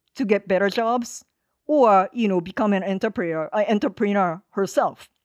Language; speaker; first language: English; non-native, fluent; Japanese